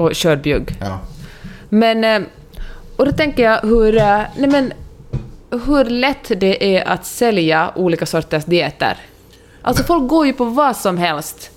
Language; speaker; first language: Swedish; native; Swedish